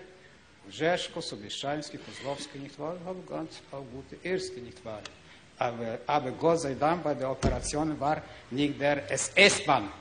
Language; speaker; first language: German; non-native, learner; Ukrainian